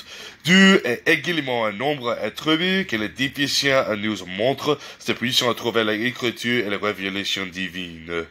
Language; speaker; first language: French; non-native, learner; English